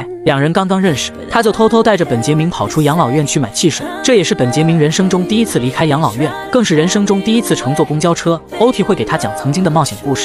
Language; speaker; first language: Chinese; native; Chinese